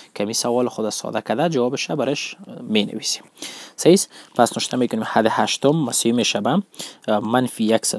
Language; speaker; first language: Persian; non-native, local second language; Pashto